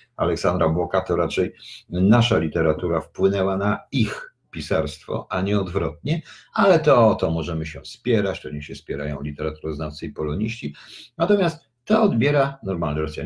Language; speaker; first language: Polish; native; Polish